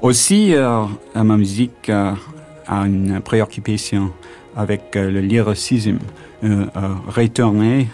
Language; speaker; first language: French; non-native, learner; English